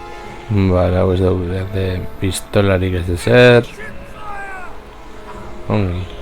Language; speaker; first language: Basque; native; Basque